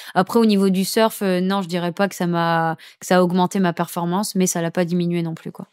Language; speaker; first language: French; native; French